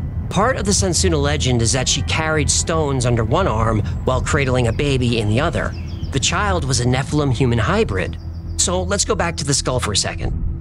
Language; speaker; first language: English; native; English